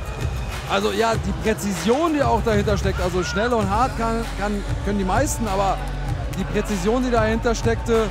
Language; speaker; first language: German; native; German